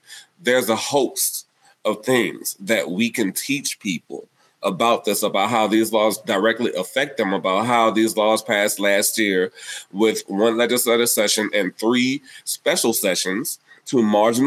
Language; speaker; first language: English; native; English